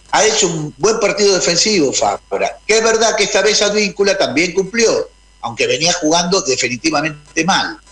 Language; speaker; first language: Spanish; native; Spanish